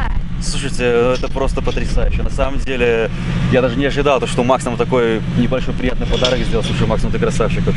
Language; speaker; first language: Russian; native; Russian